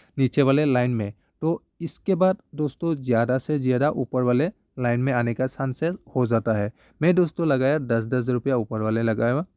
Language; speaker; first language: Hindi; non-native, local second language; Bangla